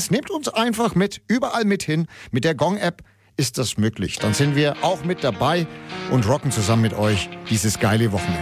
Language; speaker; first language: German; native; German